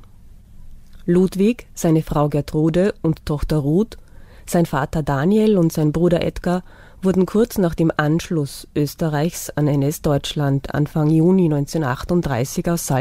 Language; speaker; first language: German; native; German